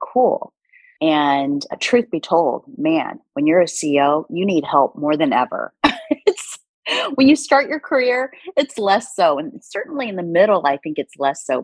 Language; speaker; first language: English; early bilingual, other home language; Korean